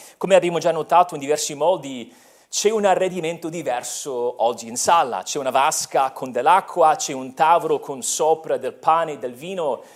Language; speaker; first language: Italian; non-native, fluent; English